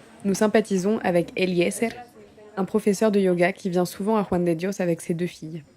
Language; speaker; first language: French; native; French